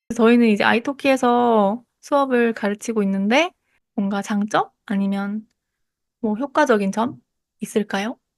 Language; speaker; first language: Korean; native; Korean